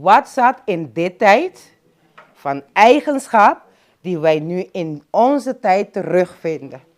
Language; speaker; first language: Dutch; non-native, local second language; Papiamento